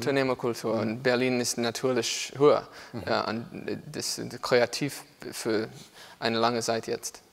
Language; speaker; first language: German; non-native, learner; English